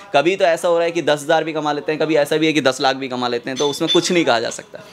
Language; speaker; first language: Hindi; native; Hindi